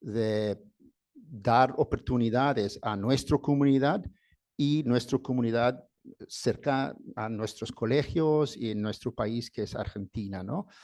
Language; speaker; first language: Spanish; non-native, fluent; English